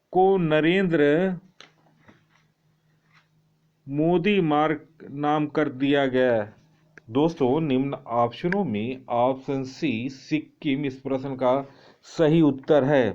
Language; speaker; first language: Hindi; native; Hindi